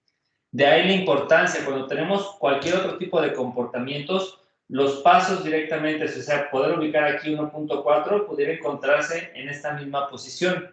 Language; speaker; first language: Spanish; native; Spanish